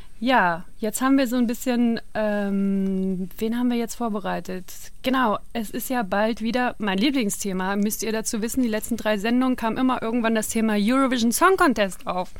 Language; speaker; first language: German; native; German